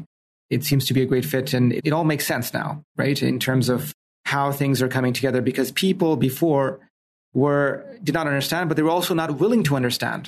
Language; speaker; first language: English; non-native, local second language; Urdu